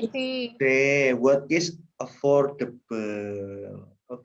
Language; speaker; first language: English; non-native, fluent; Indonesian